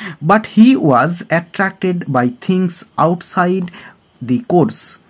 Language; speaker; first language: English; non-native, local second language; Bangla